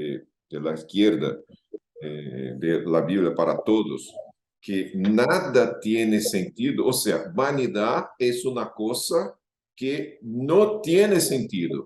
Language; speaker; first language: Spanish; non-native, fluent; Portuguese